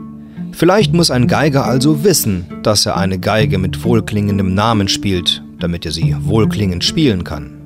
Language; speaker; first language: German; native; German